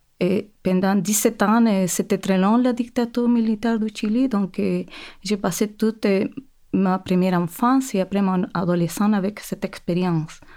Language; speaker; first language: French; non-native, fluent; Spanish